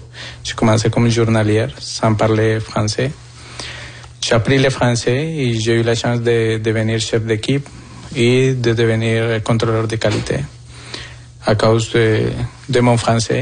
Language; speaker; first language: French; non-native, fluent; Spanish